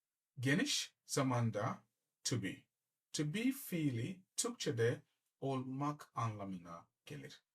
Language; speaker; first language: Turkish; non-native, learner; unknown